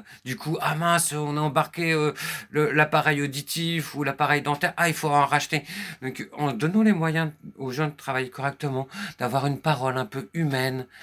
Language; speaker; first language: French; native; French